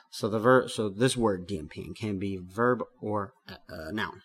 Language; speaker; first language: English; native; English